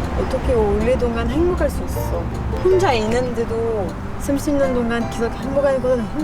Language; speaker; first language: Korean; non-native, learner; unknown